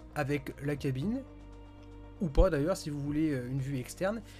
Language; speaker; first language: French; native; French